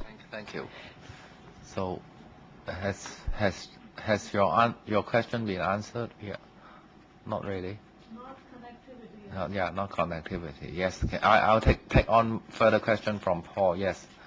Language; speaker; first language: English; non-native, local second language; Cantonese